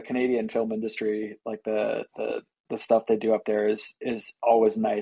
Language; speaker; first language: English; native; English